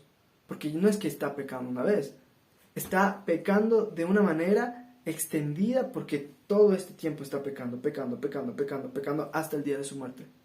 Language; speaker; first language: Spanish; native; Spanish